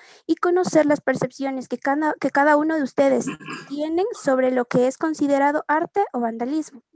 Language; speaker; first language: Spanish; native; Spanish